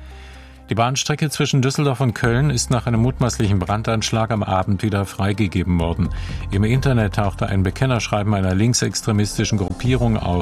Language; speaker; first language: German; native; German